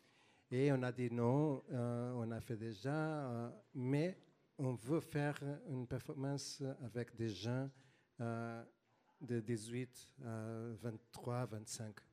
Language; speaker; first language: French; non-native, fluent; Portuguese